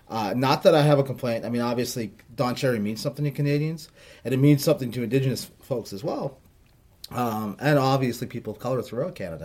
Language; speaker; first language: English; native; English